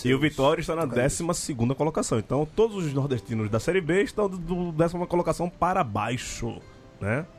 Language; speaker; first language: Portuguese; native; Portuguese